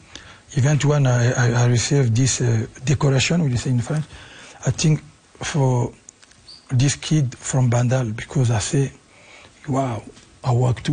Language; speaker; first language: English; non-native, learner; French